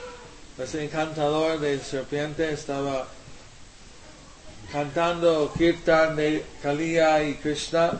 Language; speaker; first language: Spanish; non-native, learner; English